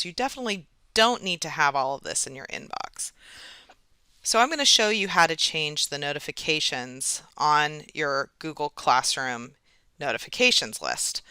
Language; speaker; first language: English; native; English